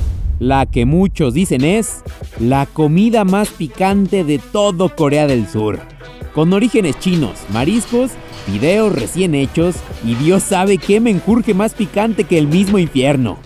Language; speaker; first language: Spanish; native; Spanish